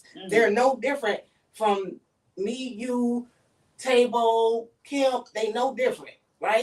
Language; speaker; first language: English; native; English